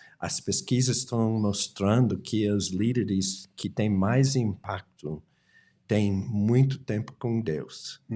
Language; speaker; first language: Portuguese; non-native, fluent; English